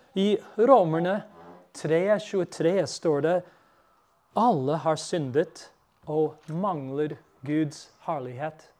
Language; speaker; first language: Norwegian; non-native, fluent; English